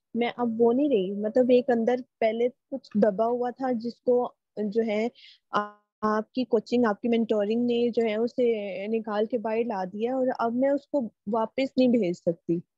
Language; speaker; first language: Urdu; native; Urdu